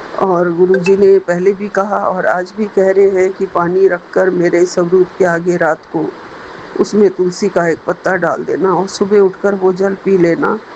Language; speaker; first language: Hindi; native; Hindi